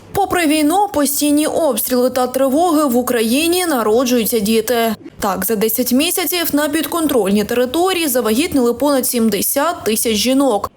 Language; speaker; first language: Ukrainian; native; Ukrainian